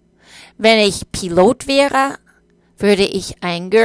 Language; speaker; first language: German; non-native, fluent; English